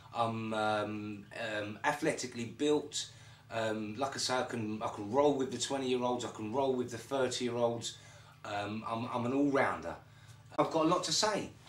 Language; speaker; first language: English; native; English